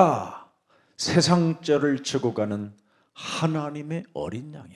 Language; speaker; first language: Korean; native; Korean